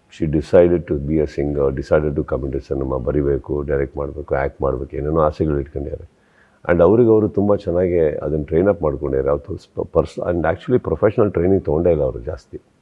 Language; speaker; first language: Kannada; native; Kannada